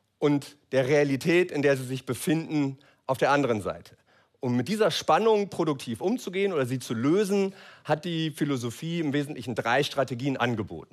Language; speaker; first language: German; native; German